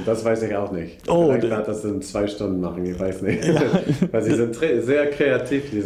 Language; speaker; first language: German; non-native, learner; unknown